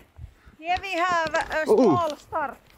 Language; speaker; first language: English; non-native, fluent; Finnish